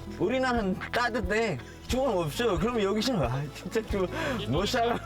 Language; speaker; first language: Korean; non-native, learner; Indonesian